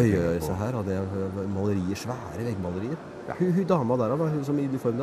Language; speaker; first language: Norwegian; native; Norwegian